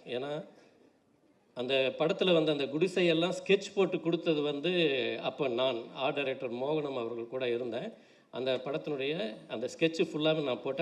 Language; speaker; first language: Tamil; native; Tamil